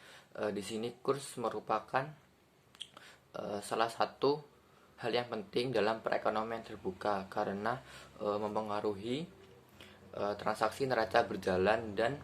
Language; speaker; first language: Indonesian; native; Indonesian